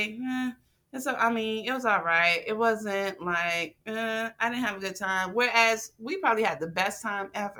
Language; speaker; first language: English; native; English